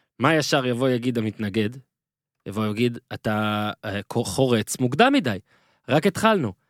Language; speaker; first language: Hebrew; native; Hebrew